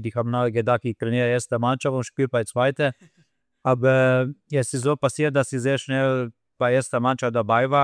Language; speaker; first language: German; non-native, fluent; Slovenian